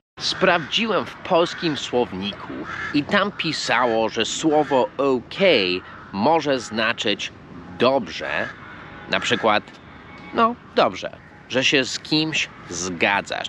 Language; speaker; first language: Polish; non-native, fluent; English